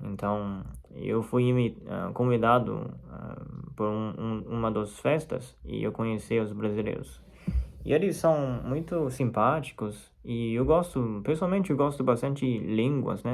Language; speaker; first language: Portuguese; non-native, fluent; Chinese